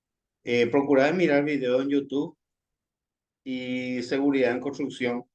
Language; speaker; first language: Spanish; native; Spanish